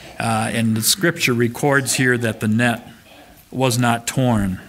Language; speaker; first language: English; native; English